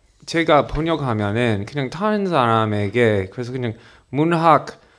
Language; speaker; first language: Korean; non-native, learner; English